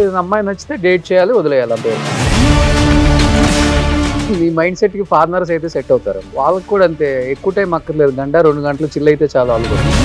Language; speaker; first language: Telugu; native; Telugu